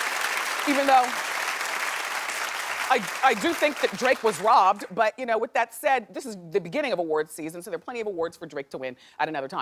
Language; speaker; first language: English; native; English